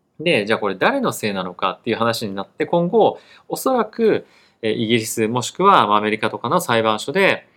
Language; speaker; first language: Japanese; native; Japanese